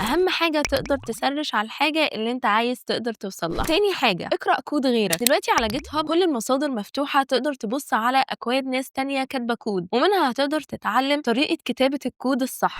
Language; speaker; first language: Arabic; native; Arabic